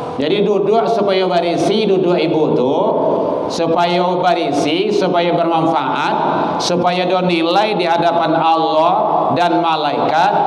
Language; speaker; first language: Malay; non-native, local second language; Minangkabau